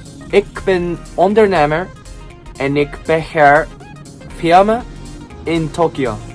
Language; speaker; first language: Dutch; non-native, learner; Japanese